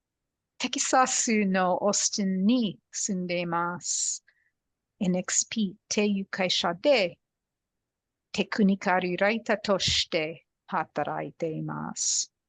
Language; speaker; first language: Japanese; non-native, learner; English